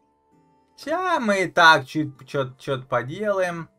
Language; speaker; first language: Russian; native; Russian